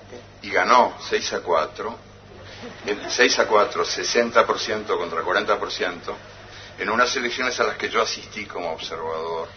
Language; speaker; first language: Spanish; native; Spanish